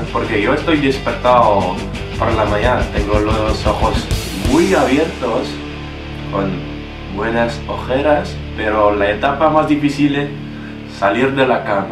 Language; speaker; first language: Spanish; non-native, fluent; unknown